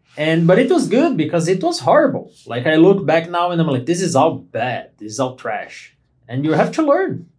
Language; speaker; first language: English; non-native, fluent; Portuguese